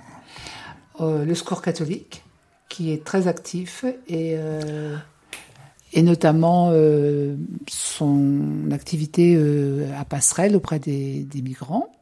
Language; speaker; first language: French; native; French